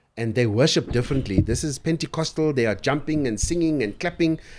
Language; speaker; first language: English; native; English